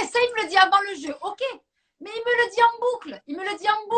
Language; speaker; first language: French; native; French